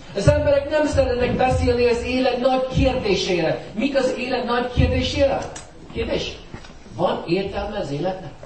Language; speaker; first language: Hungarian; non-native, fluent; English